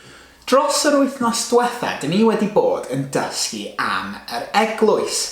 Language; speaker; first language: Welsh; non-native, local second language; English